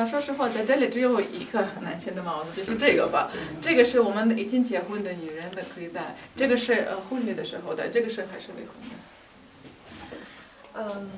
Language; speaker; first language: Chinese; non-native, fluent; Russian